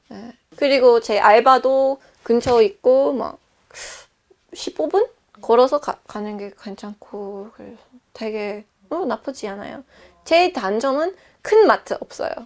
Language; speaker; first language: Korean; non-native, fluent; English